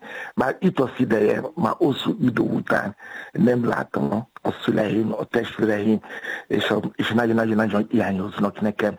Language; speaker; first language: Hungarian; non-native, fluent; Yoruba